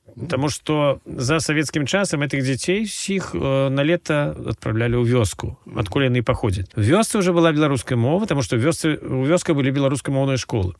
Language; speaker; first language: Belarusian; native; Belarusian